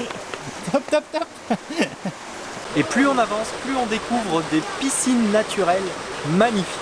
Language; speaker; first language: French; native; French